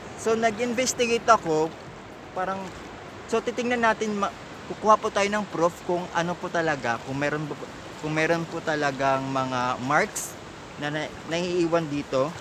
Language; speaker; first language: Filipino; non-native, local second language; Cebuano